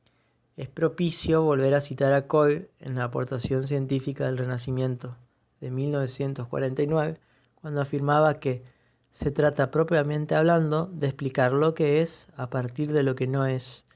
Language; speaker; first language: Spanish; native; Spanish